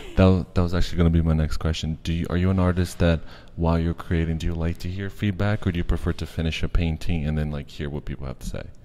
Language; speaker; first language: English; non-native, fluent; Portuguese